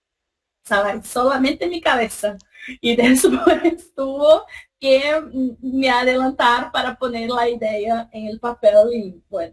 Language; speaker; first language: Spanish; non-native, fluent; Portuguese